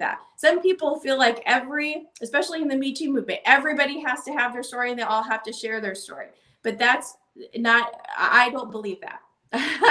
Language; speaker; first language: English; native; English